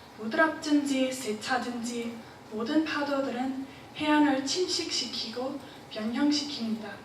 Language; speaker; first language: Korean; non-native, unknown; English